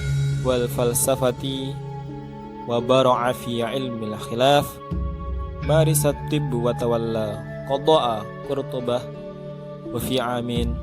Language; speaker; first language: Arabic; non-native, learner; Indonesian